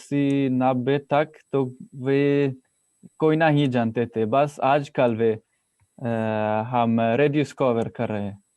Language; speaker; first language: Hindi; non-native, fluent; Italian